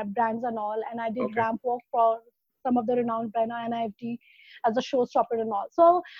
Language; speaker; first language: English; non-native, local second language; Hindi